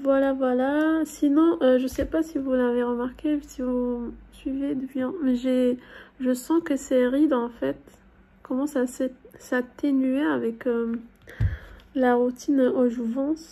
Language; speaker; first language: French; native; French